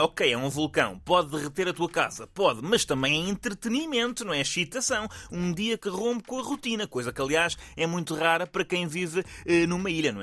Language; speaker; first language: Portuguese; native; Portuguese